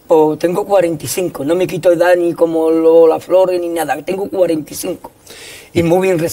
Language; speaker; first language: Spanish; native; Spanish